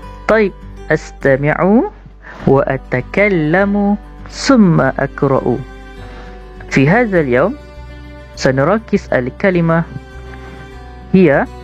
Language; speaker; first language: Arabic; non-native, fluent; Malay